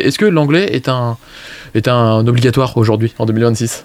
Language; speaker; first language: French; native; French